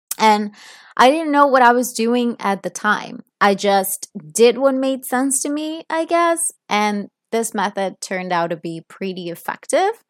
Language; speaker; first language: English; non-native, fluent; Italian